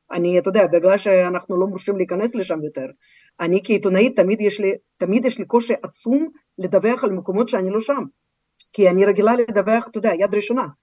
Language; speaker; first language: Hebrew; non-native, fluent; Russian